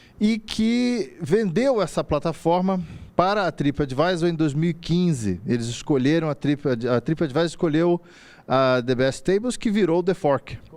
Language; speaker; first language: Portuguese; native; Portuguese